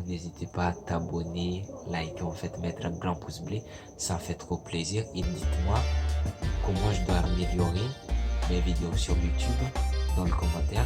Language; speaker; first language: French; non-native, local second language; Malagasy